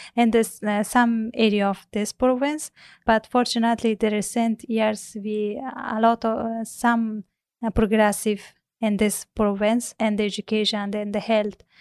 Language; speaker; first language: English; non-native, learner; Persian